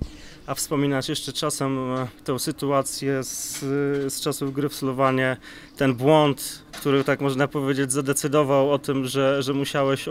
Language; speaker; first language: Polish; native; Polish